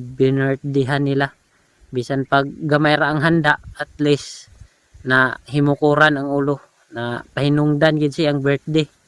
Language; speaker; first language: Cebuano; non-native, local second language; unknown